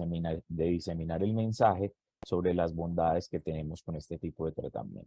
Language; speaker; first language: Spanish; native; Spanish